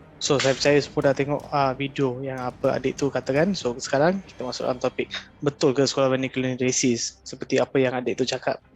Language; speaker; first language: Malay; non-native, local second language; Tamil